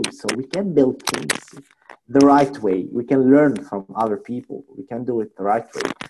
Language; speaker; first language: English; non-native, fluent; Arabic